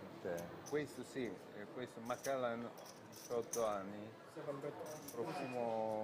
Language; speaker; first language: Italian; non-native, learner; Russian